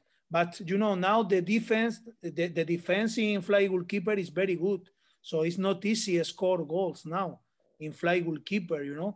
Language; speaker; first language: English; non-native, learner; Spanish